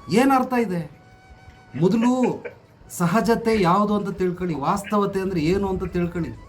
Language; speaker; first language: Kannada; native; Kannada